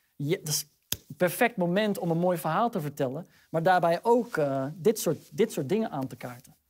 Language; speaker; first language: Dutch; early bilingual, other home language; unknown